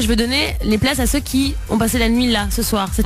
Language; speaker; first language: French; native; French